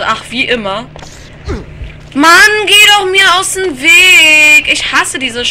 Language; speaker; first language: German; native; German